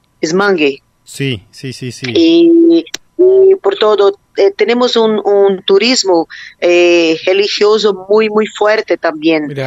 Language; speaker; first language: Spanish; non-native, learner; Portuguese